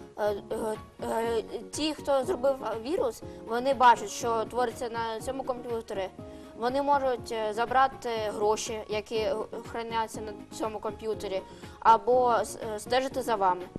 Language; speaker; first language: Ukrainian; non-native, local second language; Russian